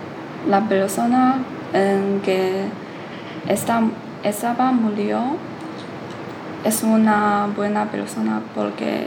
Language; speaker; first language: Spanish; non-native, learner; Chinese